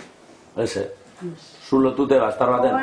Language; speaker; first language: Basque; native; Basque